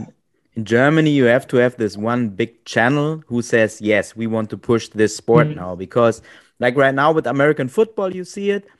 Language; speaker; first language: English; non-native, fluent; German